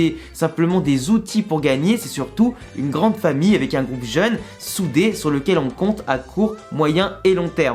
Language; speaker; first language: French; native; French